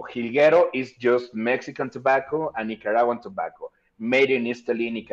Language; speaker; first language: English; non-native, learner; Spanish